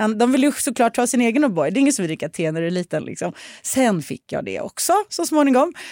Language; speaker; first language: Swedish; early bilingual, other home language; Russian